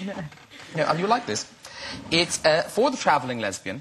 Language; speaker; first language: English; native; English